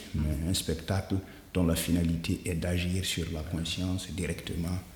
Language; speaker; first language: French; non-native, local second language; Mossi